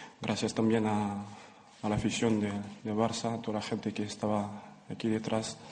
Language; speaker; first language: Spanish; non-native, fluent; French